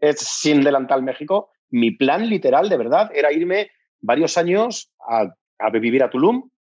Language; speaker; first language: Spanish; native; Spanish